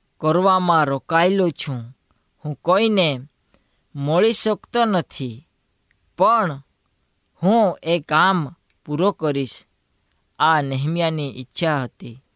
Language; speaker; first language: Gujarati; non-native, local second language; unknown